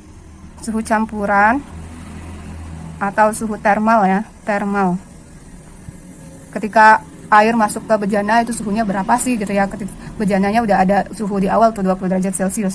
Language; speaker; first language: Indonesian; native; Indonesian